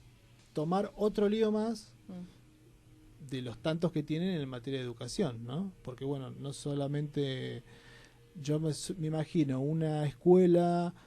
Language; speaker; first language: Spanish; native; Spanish